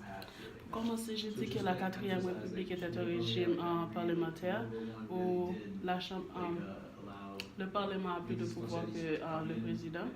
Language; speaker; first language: French; non-native, learner; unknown